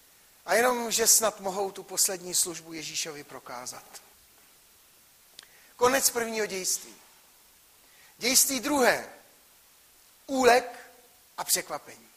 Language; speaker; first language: Czech; native; Czech